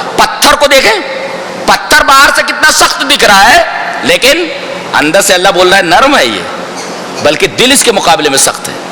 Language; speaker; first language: Urdu; native; Urdu